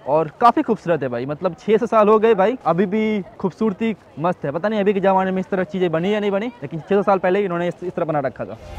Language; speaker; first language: Hindi; native; Hindi